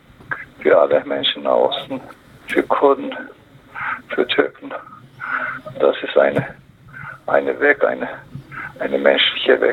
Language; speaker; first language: German; non-native, learner; Kurdish